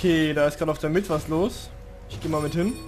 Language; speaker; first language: German; native; German